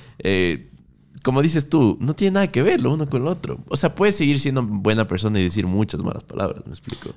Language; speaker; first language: Spanish; native; Spanish